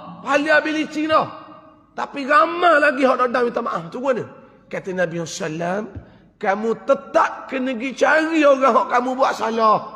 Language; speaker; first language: Malay; native; Malay